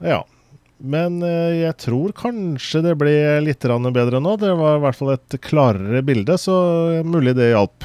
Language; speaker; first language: Norwegian; native; Norwegian